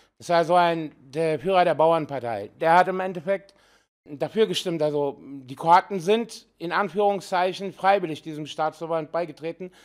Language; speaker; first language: German; early bilingual, other home language; Serbian